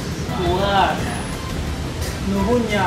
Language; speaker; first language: Indonesian; non-native, learner; Korean